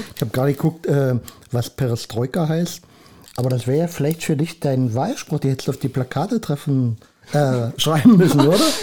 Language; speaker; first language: German; native; German